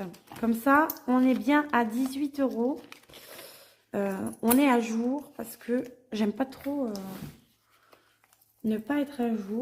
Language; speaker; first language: French; native; French